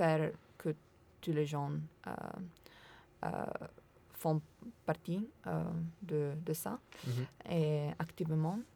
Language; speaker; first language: French; non-native, learner; Italian